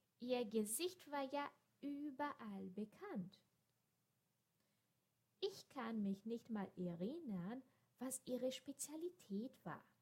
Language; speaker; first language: German; non-native, fluent; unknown